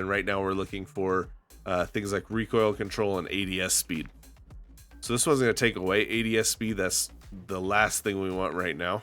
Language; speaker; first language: English; native; English